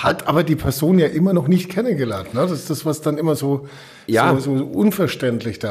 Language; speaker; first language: German; native; German